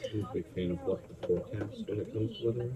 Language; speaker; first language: English; native; English